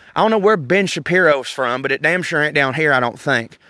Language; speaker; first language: English; native; English